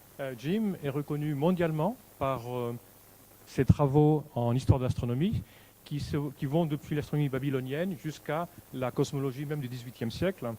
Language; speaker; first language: French; native; French